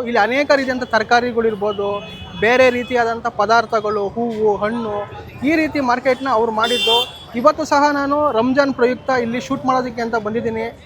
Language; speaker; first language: Kannada; native; Kannada